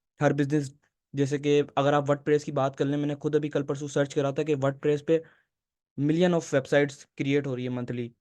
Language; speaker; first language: Urdu; native; Urdu